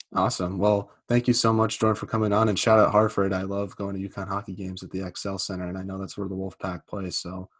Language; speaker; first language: English; native; English